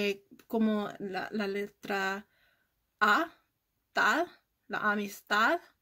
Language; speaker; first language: Spanish; non-native, learner; English